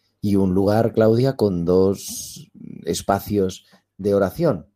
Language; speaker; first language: Spanish; native; Spanish